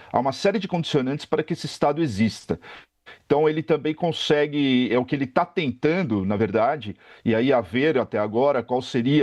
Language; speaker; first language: Portuguese; native; Portuguese